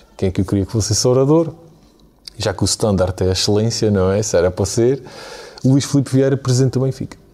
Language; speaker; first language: Portuguese; native; Portuguese